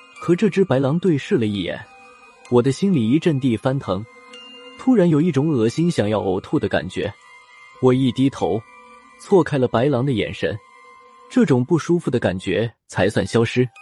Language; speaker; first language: Chinese; native; Chinese